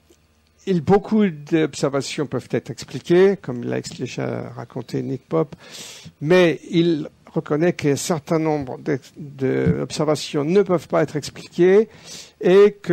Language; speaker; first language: French; native; French